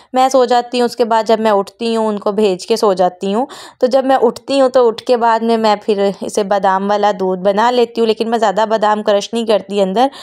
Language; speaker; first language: Urdu; non-native, local second language; Punjabi